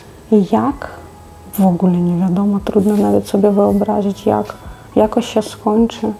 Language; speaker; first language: Polish; non-native, fluent; Russian